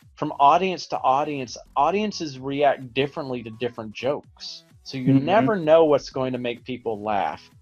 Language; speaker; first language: English; native; English